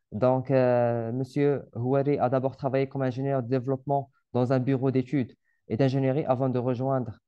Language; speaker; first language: French; non-native, local second language; Arabic